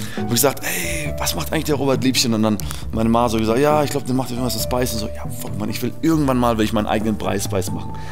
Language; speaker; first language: German; native; German